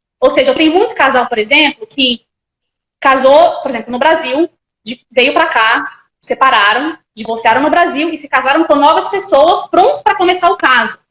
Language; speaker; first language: Portuguese; native; Portuguese